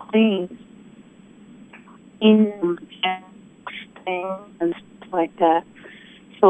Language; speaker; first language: English; early bilingual, other home language; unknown